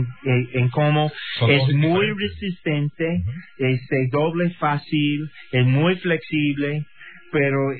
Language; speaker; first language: Spanish; non-native, learner; English